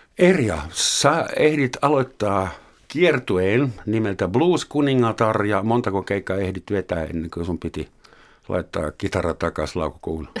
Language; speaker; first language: Finnish; non-native, fluent; German